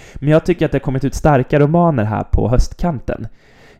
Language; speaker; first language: Swedish; native; Swedish